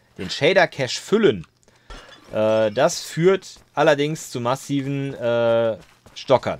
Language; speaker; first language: German; native; German